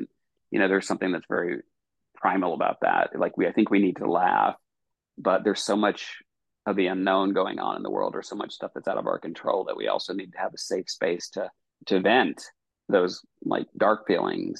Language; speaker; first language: English; native; English